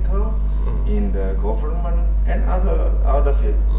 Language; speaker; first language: English; non-native, learner; Indonesian